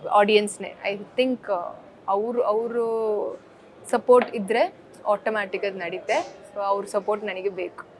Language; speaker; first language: Kannada; early bilingual, heritage; Kannada